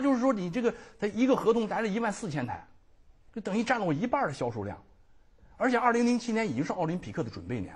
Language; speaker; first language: Chinese; native; Chinese